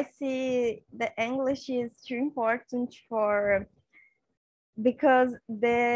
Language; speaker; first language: English; non-native, learner; Portuguese